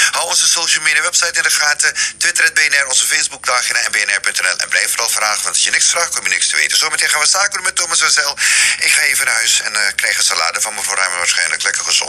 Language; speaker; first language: Dutch; native; Dutch